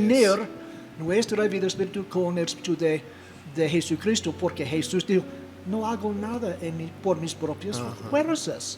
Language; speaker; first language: Spanish; non-native, fluent; English